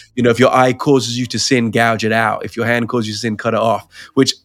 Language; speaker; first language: English; native; English